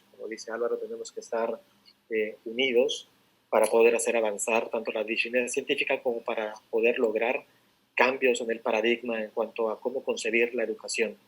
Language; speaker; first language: Spanish; native; Spanish